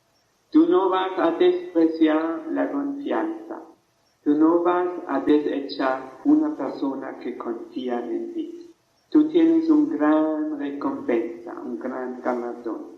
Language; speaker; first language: Spanish; non-native, fluent; German